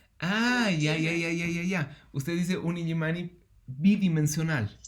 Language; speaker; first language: Spanish; native; Spanish